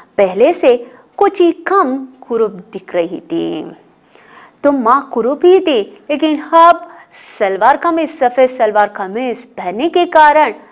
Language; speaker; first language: Hindi; non-native, local second language; Kannada